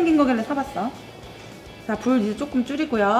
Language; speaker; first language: Korean; native; Korean